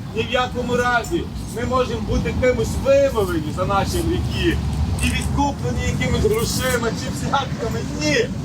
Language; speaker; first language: Ukrainian; native; Ukrainian